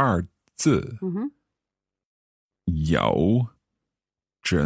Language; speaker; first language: Chinese; non-native, learner; English